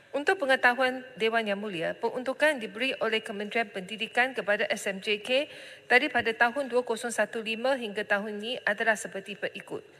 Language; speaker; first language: Malay; non-native, local second language; Chinese